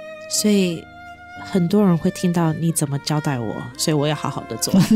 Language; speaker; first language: Chinese; native; Chinese